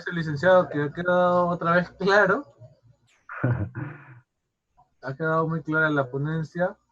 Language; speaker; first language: Spanish; native; Spanish